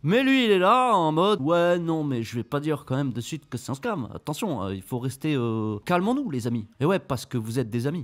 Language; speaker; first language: French; native; French